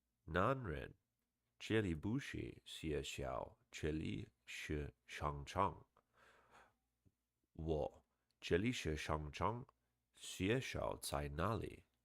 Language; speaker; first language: Chinese; non-native, learner; English